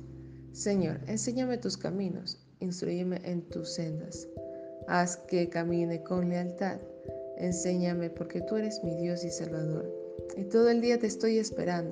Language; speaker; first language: Spanish; native; Spanish